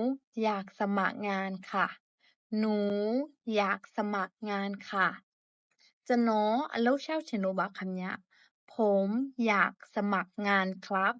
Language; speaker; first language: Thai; non-native, fluent; Burmese